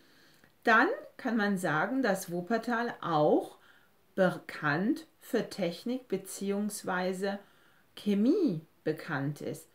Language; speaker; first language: German; non-native, fluent; French